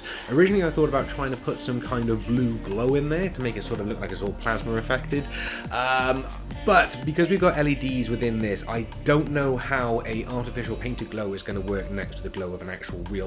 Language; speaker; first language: English; native; English